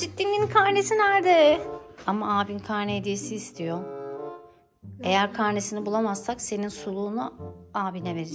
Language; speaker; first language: Turkish; native; Turkish